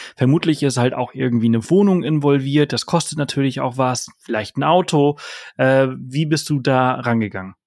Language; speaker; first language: German; early bilingual, heritage; German